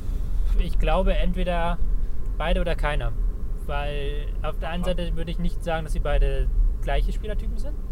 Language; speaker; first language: German; native; German